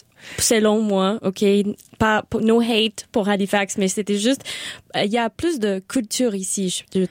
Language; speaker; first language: French; non-native, local second language; Spanish